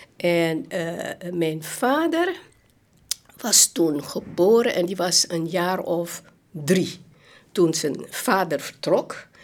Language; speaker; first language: Dutch; non-native, local second language; Hakka Chinese